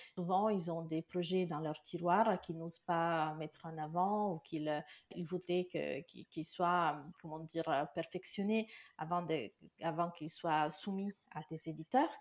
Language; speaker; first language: French; non-native, fluent; Italian